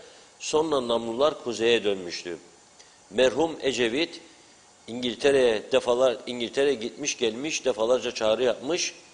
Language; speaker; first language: Turkish; native; Turkish